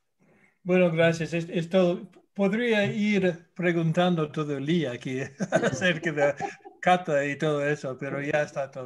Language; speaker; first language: Spanish; non-native, fluent; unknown